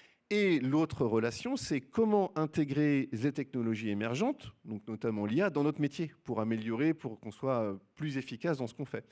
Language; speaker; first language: French; native; French